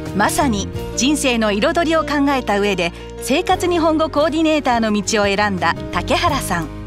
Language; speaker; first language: Japanese; native; Japanese